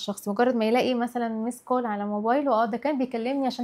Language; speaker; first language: Arabic; native; Arabic